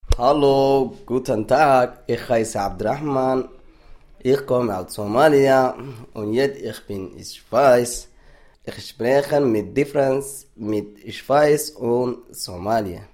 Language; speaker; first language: German; non-native, learner; Somali